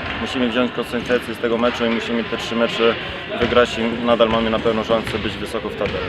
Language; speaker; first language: Polish; non-native, fluent; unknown